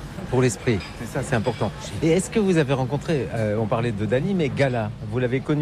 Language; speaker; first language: French; native; French